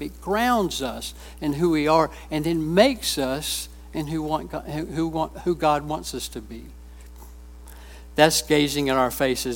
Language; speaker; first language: English; native; English